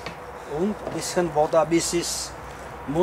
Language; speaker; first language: German; non-native, learner; Czech